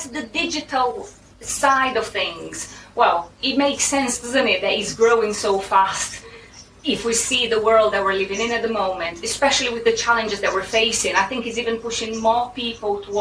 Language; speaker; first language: English; non-native, fluent; Portuguese